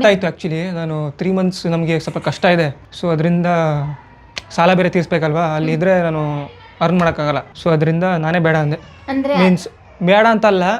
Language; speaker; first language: Kannada; non-native, fluent; Nepali